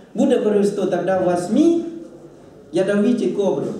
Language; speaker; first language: Russian; non-native, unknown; Thai